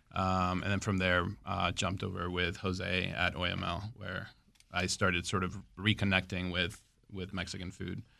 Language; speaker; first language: English; early bilingual, other home language; Spanish